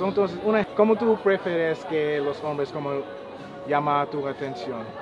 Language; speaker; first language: Spanish; non-native, learner; English